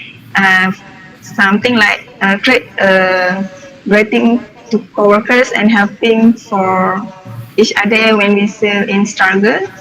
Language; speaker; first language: English; non-native, learner; Malay